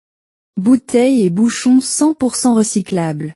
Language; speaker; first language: French; non-native, learner; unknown